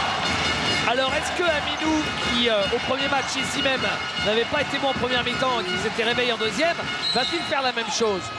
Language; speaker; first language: French; native; French